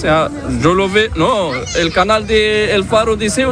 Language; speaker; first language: Spanish; non-native, learner; Arabic